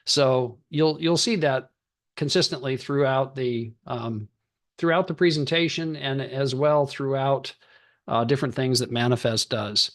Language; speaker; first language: English; native; English